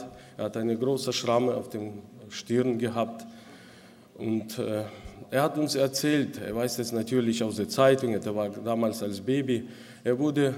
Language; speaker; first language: German; non-native, local second language; Russian